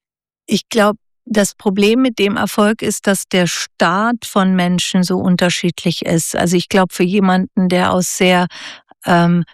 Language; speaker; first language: German; native; German